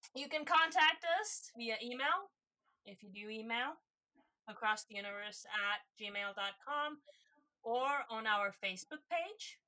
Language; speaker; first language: English; non-native, fluent; Estonian